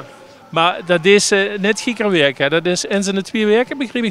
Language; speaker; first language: Dutch; native; Dutch